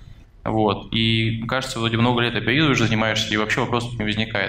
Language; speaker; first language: Russian; native; Russian